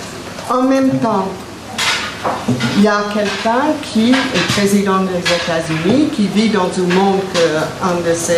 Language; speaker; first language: French; non-native, fluent; English